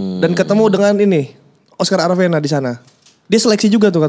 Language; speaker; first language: Indonesian; native; Indonesian